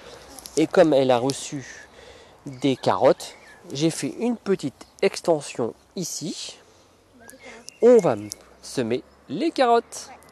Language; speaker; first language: French; native; French